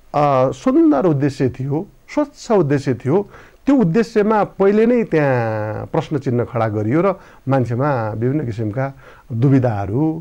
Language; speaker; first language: Nepali; native; Nepali